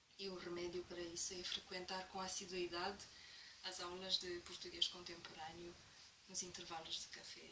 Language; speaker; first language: Portuguese; non-native, fluent; Romanian